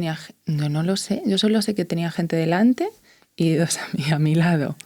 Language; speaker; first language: Spanish; native; Spanish